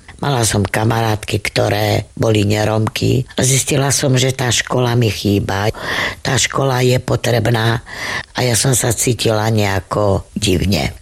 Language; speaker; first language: Slovak; non-native, local second language; Romany